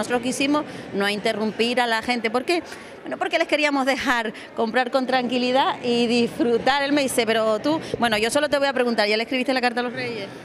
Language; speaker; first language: Spanish; native; Spanish